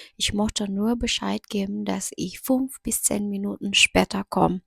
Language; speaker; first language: German; non-native, fluent; Indonesian